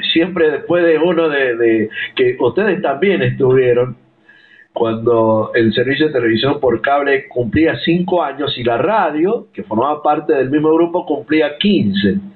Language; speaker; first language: Spanish; native; Spanish